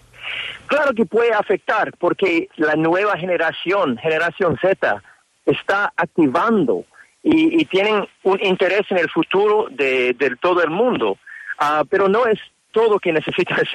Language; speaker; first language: Spanish; non-native, learner; English